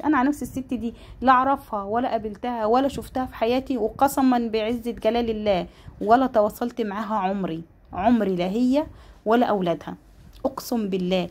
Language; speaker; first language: Arabic; native; Arabic